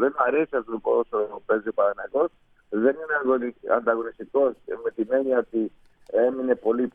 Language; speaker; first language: Greek; non-native, fluent; Spanish